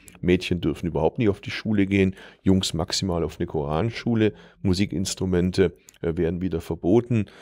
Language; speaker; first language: German; early bilingual, other home language; Turkish